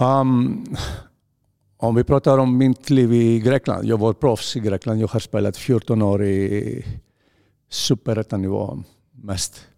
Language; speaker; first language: Swedish; non-native, fluent; Greek